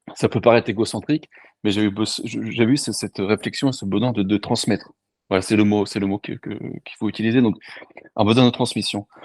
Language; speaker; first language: French; native; French